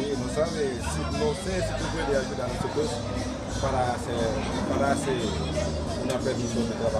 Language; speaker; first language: Spanish; non-native, learner; Haitian Creole